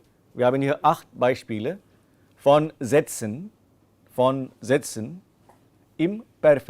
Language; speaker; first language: German; non-native, fluent; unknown